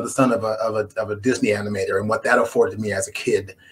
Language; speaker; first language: English; native; English